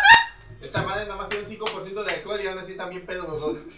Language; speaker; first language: Spanish; native; Spanish